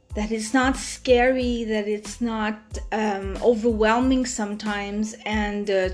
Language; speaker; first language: English; native; English